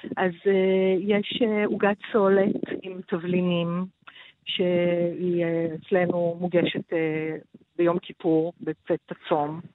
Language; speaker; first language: Hebrew; native; Hebrew